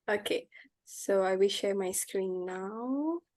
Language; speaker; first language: English; non-native, local second language; Malay